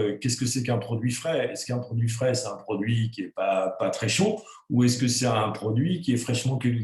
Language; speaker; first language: French; native; French